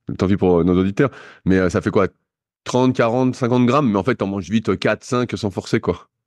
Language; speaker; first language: French; native; French